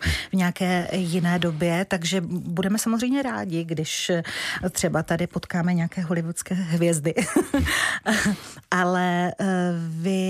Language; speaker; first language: Czech; native; Czech